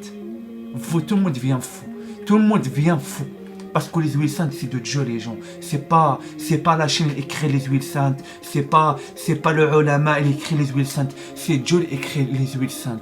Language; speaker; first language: French; non-native, learner; Arabic